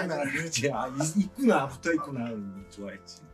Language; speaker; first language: Korean; native; Korean